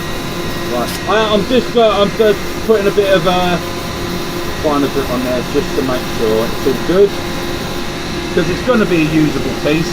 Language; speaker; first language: English; native; English